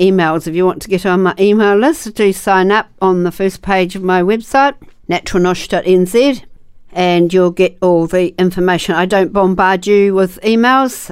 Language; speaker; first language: English; native; English